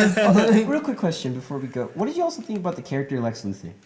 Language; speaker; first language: English; native; English